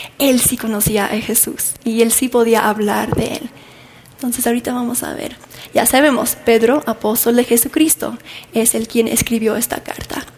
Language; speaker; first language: Spanish; non-native, fluent; English